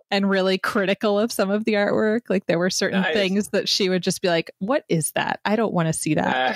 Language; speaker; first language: English; native; English